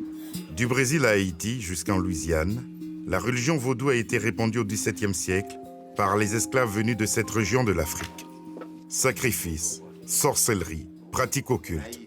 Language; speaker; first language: French; native; French